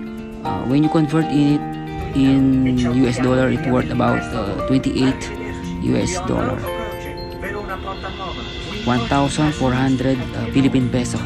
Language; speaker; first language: English; non-native, local second language; Filipino